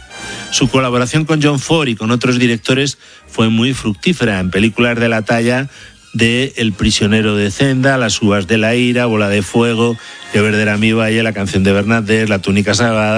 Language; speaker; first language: Spanish; native; Spanish